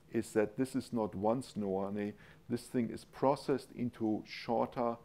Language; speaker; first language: English; non-native, fluent; German